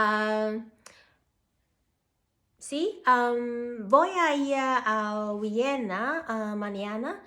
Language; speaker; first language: Spanish; non-native, learner; Cantonese